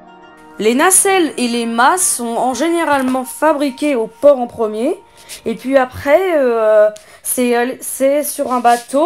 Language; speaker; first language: French; native; French